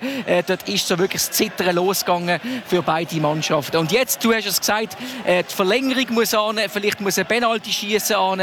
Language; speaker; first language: German; native; German